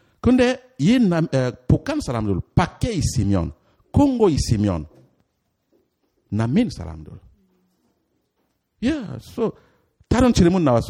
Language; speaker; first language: Korean; non-native, learner; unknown